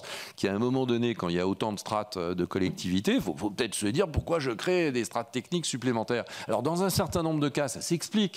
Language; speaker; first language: French; native; French